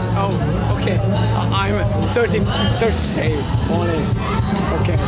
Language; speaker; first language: English; non-native, learner; Hungarian